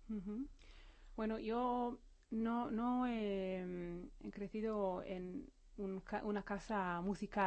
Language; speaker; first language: Spanish; non-native, fluent; Hebrew